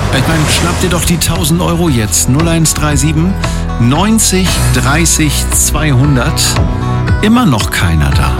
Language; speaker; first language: German; native; German